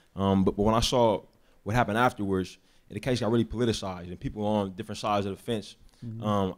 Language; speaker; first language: English; native; English